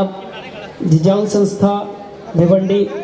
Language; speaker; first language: Hindi; native; Hindi